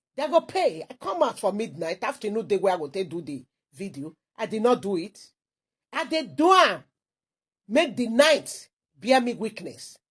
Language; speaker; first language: Nigerian Pidgin; non-native, local second language; Igbo